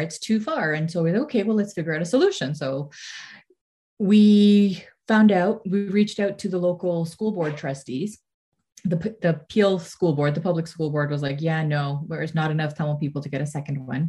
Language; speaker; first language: English; native; English